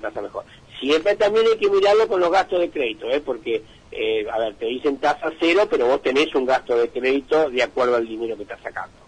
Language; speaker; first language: Spanish; native; Spanish